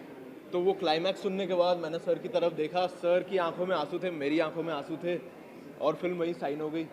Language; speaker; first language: Hindi; native; Hindi